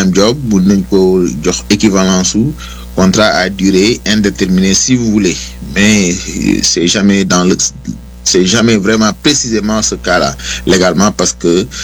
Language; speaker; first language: French; non-native, local second language; Wolof